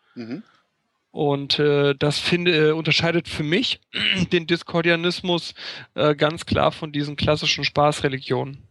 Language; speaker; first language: German; native; German